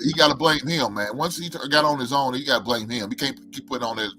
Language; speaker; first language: English; native; English